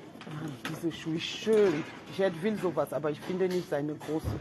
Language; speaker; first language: German; non-native, fluent; French